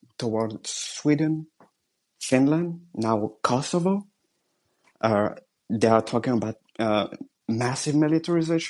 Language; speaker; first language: English; non-native, fluent; French